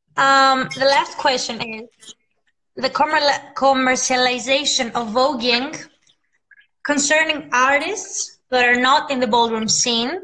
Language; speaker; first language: English; non-native, fluent; Greek